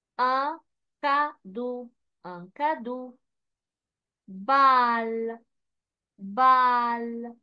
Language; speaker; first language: French; non-native, fluent; Arabic